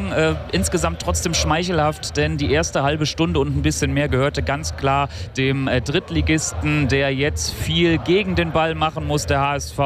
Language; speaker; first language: German; native; German